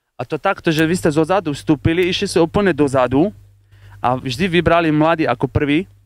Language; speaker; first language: Slovak; non-native, learner; Persian